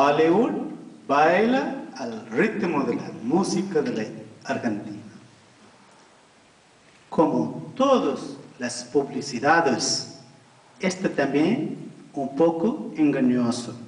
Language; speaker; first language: Spanish; non-native, fluent; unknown